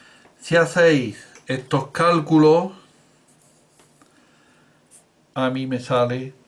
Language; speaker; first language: Spanish; native; Spanish